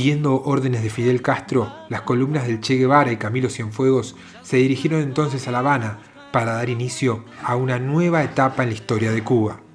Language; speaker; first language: Spanish; native; Spanish